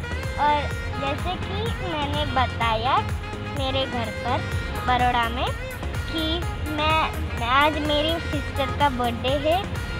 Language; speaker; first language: Hindi; non-native, local second language; Gujarati